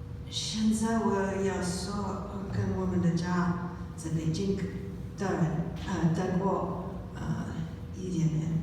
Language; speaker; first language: Chinese; non-native, learner; English